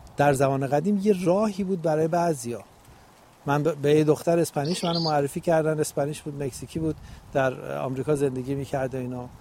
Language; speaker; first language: Persian; native; Persian